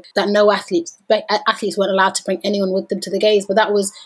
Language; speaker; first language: English; early bilingual, other home language; Danish